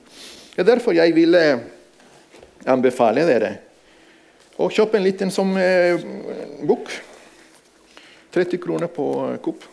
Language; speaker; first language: Norwegian; non-native, fluent; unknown